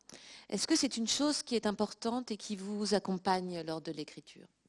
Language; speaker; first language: French; native; French